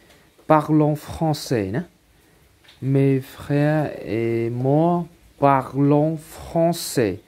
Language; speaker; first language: French; non-native, learner; Khmer